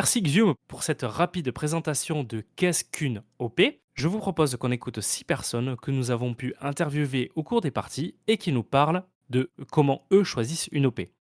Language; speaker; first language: French; native; French